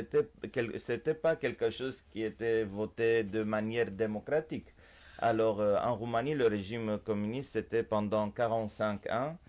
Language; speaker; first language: French; non-native, fluent; Romanian